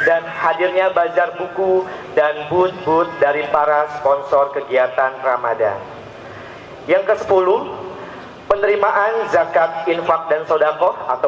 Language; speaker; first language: Indonesian; native; Indonesian